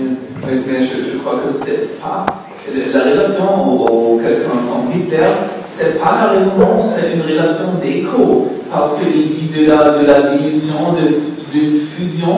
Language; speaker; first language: French; non-native, learner; German